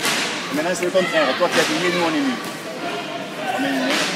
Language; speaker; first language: French; native; French